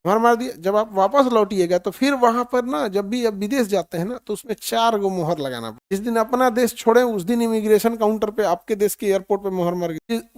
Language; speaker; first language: Hindi; native; Hindi